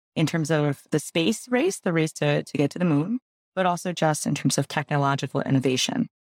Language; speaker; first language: English; early bilingual, other home language; Gujarati